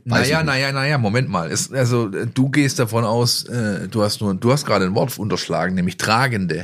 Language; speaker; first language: German; native; German